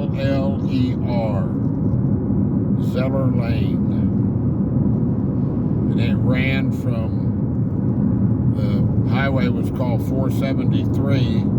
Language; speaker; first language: English; native; English